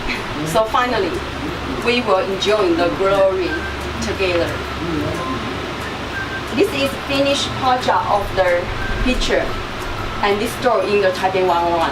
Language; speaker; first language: English; non-native, learner; Chinese